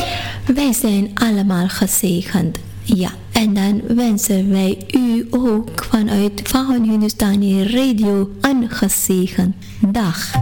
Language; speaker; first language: Dutch; non-native, local second language; Caribbean Hindustani